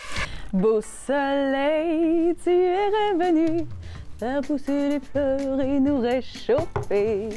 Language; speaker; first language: French; native; French